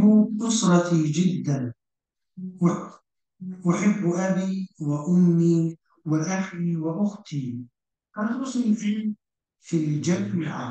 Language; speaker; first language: Arabic; non-native, learner; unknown